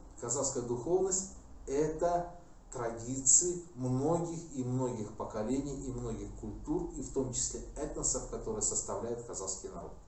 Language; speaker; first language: Russian; non-native, local second language; Kazakh